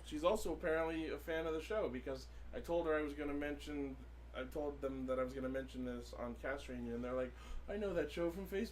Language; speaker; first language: English; native; English